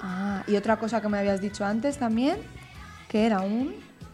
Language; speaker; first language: Spanish; native; Spanish